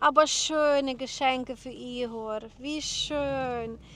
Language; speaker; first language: German; non-native, fluent; Ukrainian